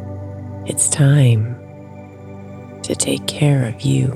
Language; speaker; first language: English; native; English